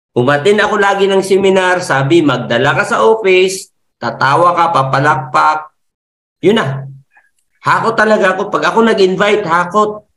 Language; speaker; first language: Filipino; non-native, local second language; Masbatenyo